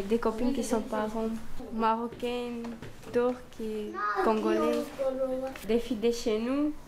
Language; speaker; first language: French; early bilingual, other home language; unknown